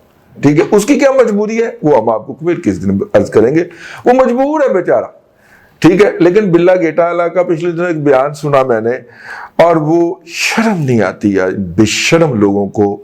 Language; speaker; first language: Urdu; non-native, local second language; Punjabi